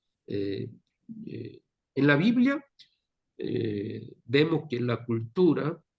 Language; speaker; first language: Spanish; non-native, fluent; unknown